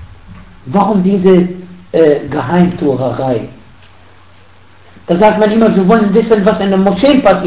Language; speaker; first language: German; non-native, fluent; Arabic